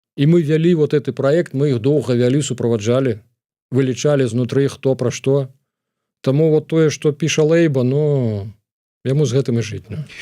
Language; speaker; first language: Belarusian; native; Belarusian